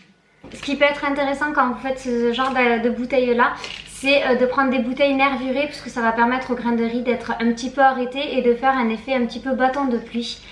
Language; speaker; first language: French; native; French